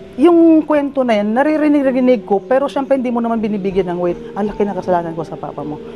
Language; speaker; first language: Filipino; non-native, local second language; Cebuano